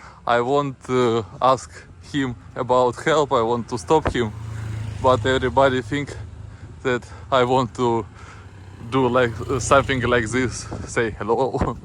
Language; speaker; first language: English; non-native, learner; Russian